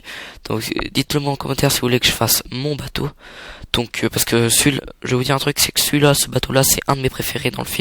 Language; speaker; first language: French; native; French